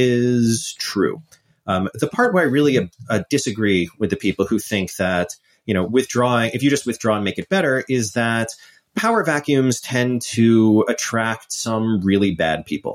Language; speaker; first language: English; native; English